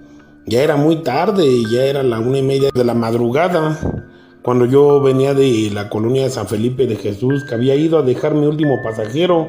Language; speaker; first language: Spanish; native; Spanish